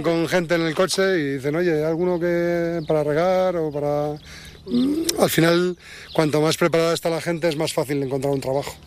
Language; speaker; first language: Spanish; native; Spanish